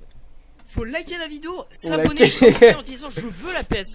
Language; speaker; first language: French; native; French